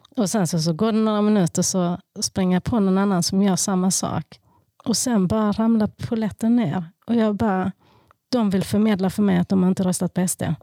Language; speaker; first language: Swedish; early bilingual, other home language; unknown